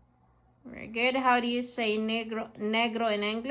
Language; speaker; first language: English; non-native, local second language; Filipino